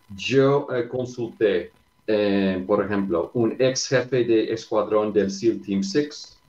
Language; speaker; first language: Spanish; non-native, fluent; English